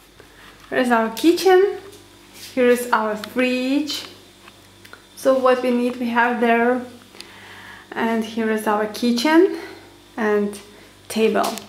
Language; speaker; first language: English; non-native, learner; Ukrainian